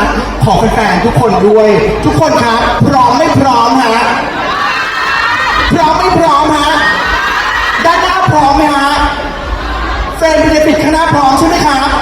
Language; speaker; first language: Thai; native; Thai